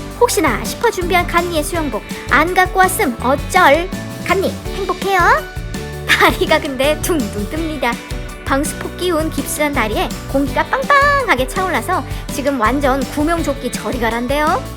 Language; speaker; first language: Korean; native; Korean